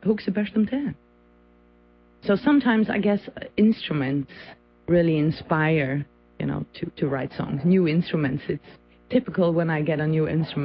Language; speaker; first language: English; non-native, fluent; Faroese